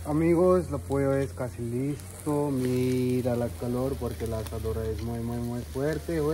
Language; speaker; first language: Spanish; non-native, learner; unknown